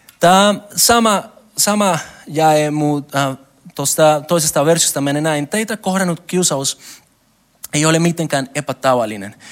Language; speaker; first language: Finnish; non-native, learner; Spanish